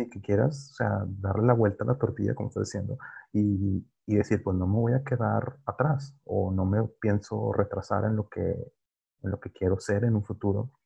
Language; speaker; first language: Spanish; native; Spanish